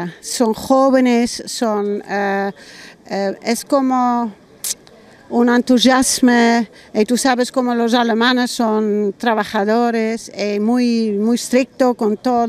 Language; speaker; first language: Spanish; non-native, learner; German